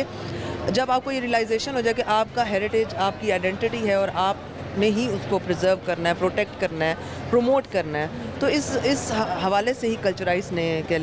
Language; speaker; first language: Hindi; native; Hindi